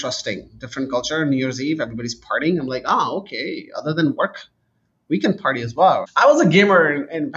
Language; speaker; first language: English; non-native, local second language; Urdu